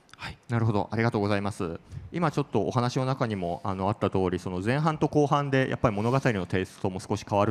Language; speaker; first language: Japanese; native; Japanese